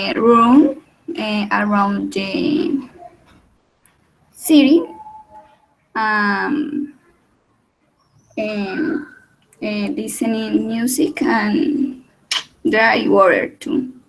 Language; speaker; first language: English; non-native, learner; Spanish